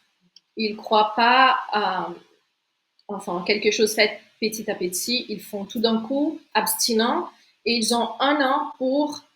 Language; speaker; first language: French; non-native, fluent; Portuguese